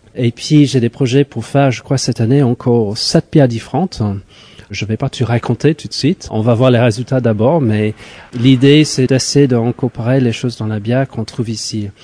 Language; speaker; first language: French; non-native, fluent; English